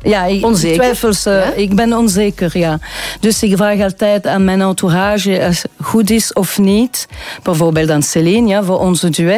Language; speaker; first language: Dutch; non-native, local second language; French